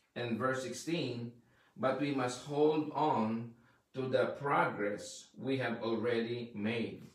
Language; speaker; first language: English; non-native, local second language; Filipino